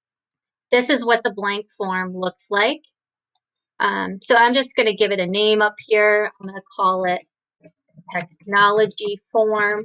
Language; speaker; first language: English; native; English